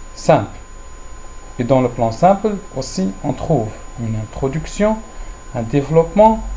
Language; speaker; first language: French; non-native, local second language; Arabic